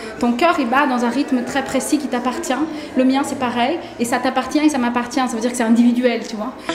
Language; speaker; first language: French; non-native, fluent; Portuguese